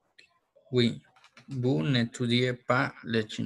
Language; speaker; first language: French; non-native, learner; Spanish